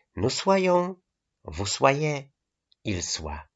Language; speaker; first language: French; non-native, fluent; Polish